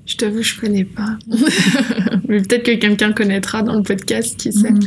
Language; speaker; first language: French; native; French